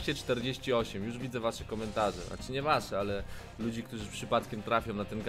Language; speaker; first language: Polish; native; Polish